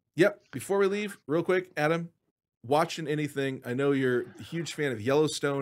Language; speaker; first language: English; native; English